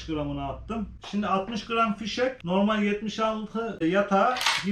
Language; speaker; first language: Turkish; native; Turkish